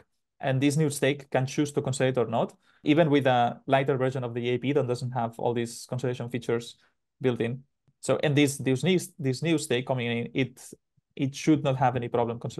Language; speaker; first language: English; non-native, fluent; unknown